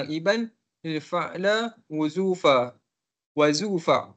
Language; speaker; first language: Arabic; non-native, learner; Malay